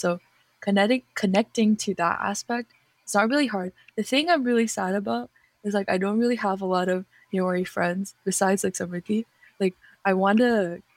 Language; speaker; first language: English; native; English